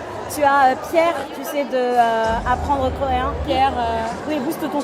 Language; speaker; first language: French; native; French